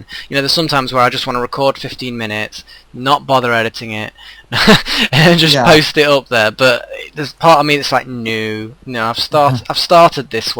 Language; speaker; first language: English; native; English